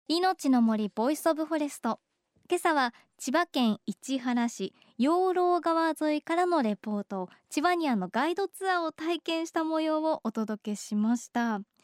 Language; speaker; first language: Japanese; native; Japanese